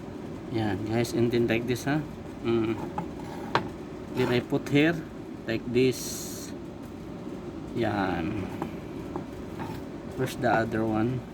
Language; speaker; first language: English; non-native, learner; Filipino